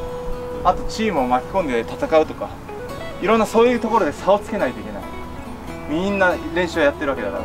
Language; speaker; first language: Japanese; native; Japanese